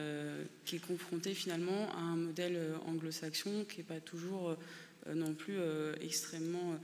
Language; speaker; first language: French; native; French